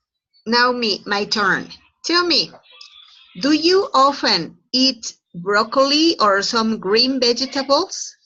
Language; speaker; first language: English; non-native, fluent; Spanish